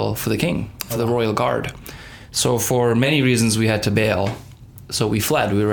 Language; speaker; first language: English; non-native, fluent; Persian